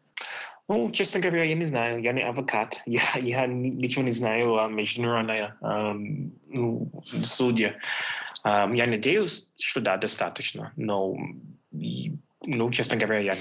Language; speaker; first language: Russian; non-native, fluent; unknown